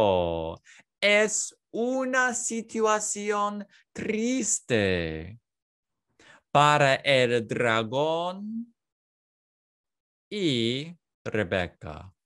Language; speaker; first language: Spanish; non-native, fluent; English